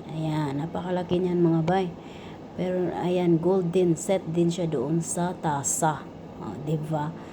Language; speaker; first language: Filipino; non-native, local second language; Cebuano